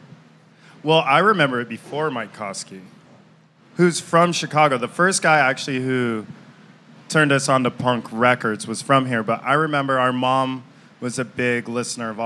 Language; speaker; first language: English; native; English